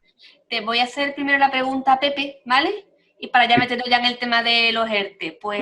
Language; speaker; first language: Spanish; native; Spanish